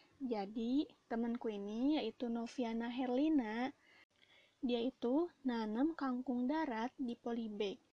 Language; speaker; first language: Indonesian; native; Indonesian